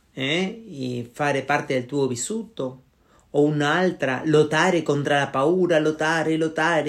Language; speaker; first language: Italian; non-native, learner; Spanish